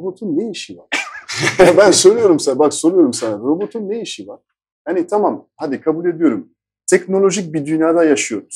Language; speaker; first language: Turkish; non-native, fluent; French